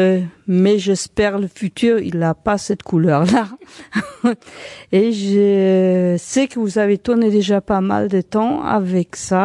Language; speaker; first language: French; non-native, fluent; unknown